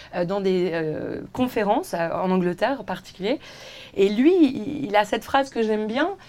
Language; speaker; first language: French; native; French